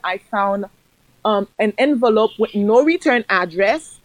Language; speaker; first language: English; early bilingual, other home language; Haitian Creole